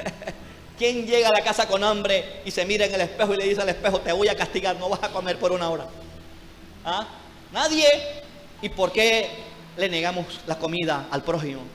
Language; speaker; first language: Spanish; native; Spanish